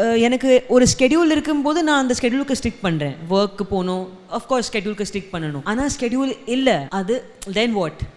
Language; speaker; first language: Tamil; non-native, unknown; Hindi